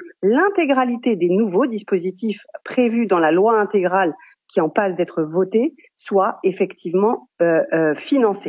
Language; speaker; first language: French; native; French